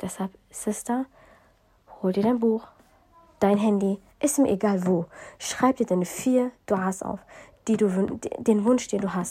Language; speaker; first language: German; early bilingual, other home language; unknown